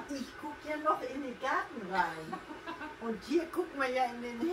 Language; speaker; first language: German; native; German